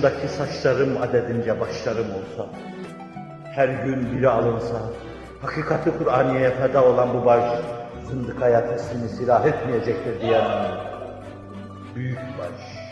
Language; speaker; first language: Turkish; native; Turkish